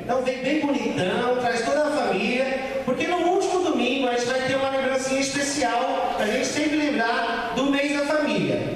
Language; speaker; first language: Portuguese; native; Portuguese